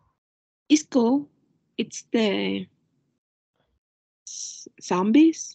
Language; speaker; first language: English; non-native, learner; Spanish